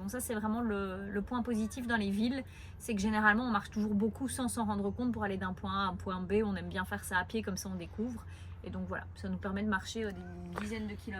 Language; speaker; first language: French; native; French